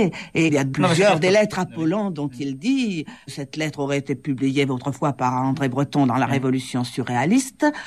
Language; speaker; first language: French; native; French